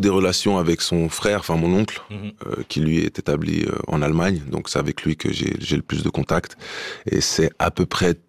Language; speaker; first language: French; non-native, fluent; Romanian